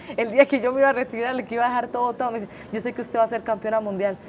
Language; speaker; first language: Spanish; native; Spanish